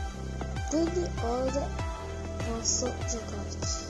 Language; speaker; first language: Italian; early bilingual, other home language; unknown